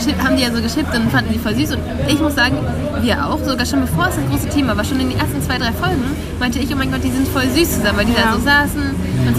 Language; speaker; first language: German; native; German